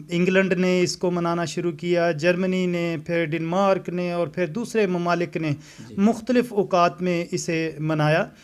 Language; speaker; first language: Urdu; non-native, local second language; Punjabi